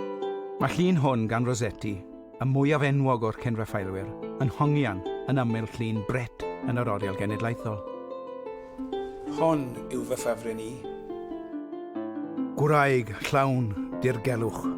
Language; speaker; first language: Welsh; native; Welsh